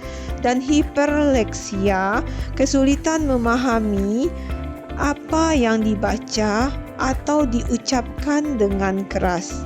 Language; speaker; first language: Indonesian; native; Indonesian